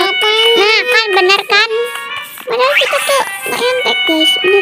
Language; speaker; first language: Indonesian; native; Indonesian